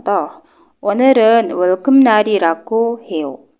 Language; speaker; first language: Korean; non-native, learner; Indonesian